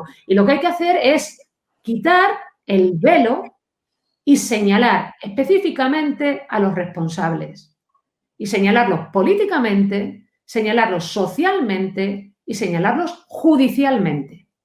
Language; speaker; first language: Spanish; native; Spanish